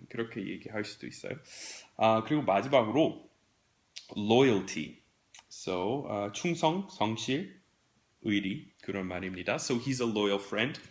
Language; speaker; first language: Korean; non-native, fluent; English